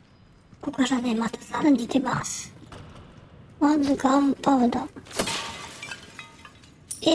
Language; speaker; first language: Japanese; native; Japanese